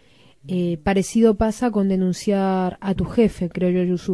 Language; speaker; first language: Spanish; native; Spanish